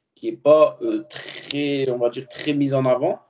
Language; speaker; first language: French; native; French